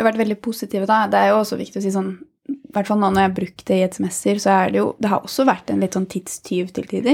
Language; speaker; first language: Norwegian; native; Norwegian